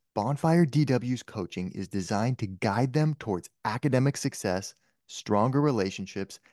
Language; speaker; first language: English; native; English